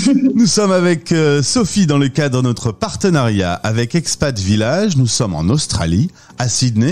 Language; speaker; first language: French; native; French